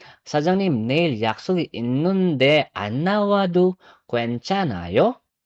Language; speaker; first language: Korean; non-native, fluent; Filipino